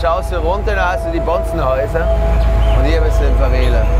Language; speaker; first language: German; native; German